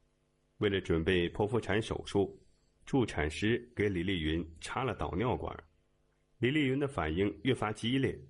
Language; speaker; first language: Chinese; native; Chinese